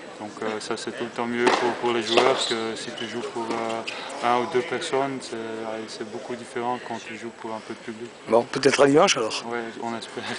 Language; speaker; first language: French; non-native, learner; Dutch